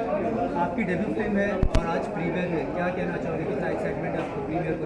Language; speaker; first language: Hindi; native; Hindi